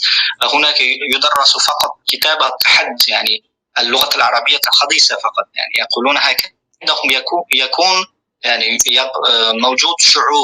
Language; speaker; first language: Arabic; non-native, fluent; Uzbek